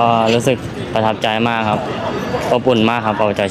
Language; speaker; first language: Thai; early bilingual, other home language; Lao